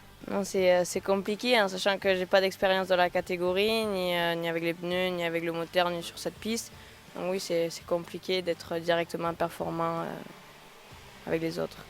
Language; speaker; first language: French; native; French